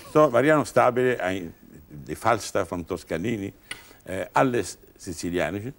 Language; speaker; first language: German; non-native, learner; Italian